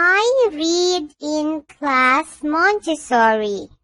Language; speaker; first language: English; non-native, learner; Urdu